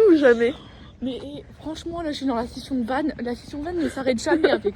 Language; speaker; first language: French; native; French